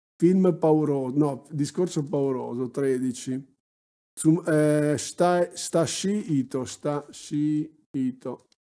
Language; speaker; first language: Italian; native; Italian